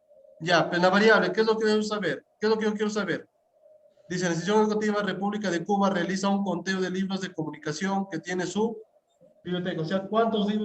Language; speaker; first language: Spanish; native; Spanish